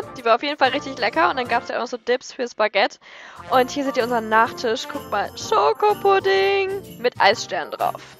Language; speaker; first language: German; native; German